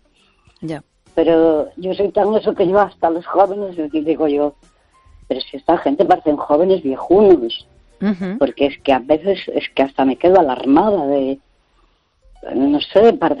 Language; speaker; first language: Spanish; native; Spanish